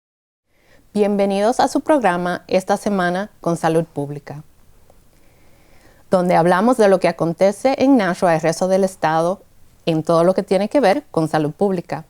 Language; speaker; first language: Spanish; early bilingual, heritage; Spanish